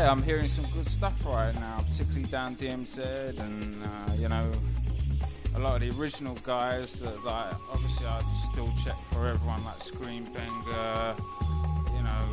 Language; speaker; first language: English; native; English